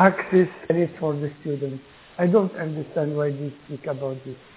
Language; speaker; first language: English; non-native, learner; Arabic